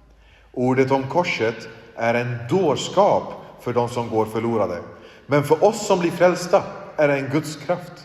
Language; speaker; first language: Swedish; early bilingual, other home language; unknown